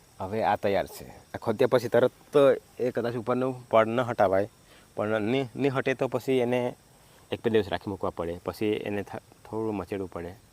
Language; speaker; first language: Gujarati; non-native, local second language; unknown